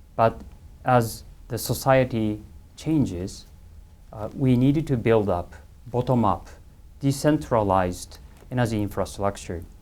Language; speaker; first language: English; non-native, fluent; Japanese